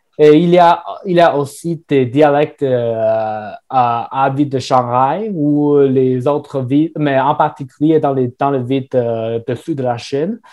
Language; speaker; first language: French; non-native, learner; Chinese